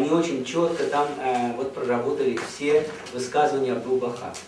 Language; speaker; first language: Russian; native; Russian